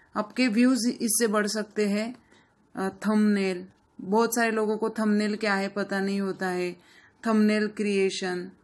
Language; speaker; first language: Hindi; non-native, local second language; Marathi